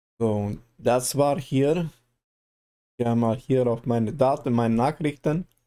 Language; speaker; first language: German; non-native, learner; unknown